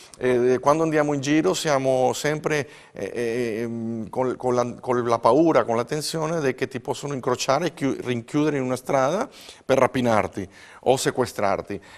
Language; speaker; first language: Italian; early bilingual, heritage; Spanish